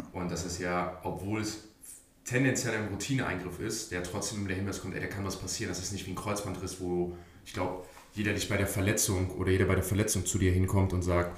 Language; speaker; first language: German; native; German